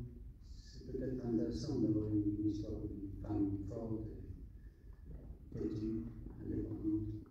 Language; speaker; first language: French; non-native, fluent; English